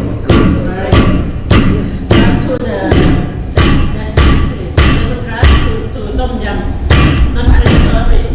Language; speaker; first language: English; non-native, learner; Thai